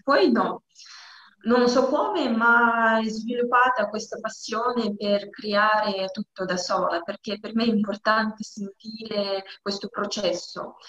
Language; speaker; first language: Italian; non-native, learner; Russian